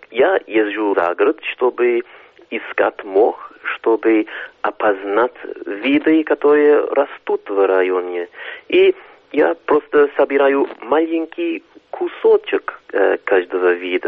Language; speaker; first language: Russian; non-native, fluent; English